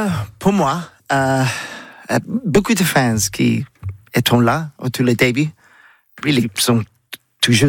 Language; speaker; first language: French; non-native, learner; English